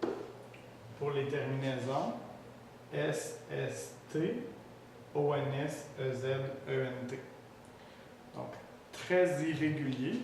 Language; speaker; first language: French; native; French